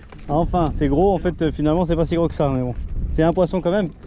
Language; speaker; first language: French; native; French